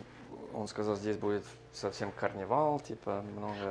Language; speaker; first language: Russian; non-native, learner; English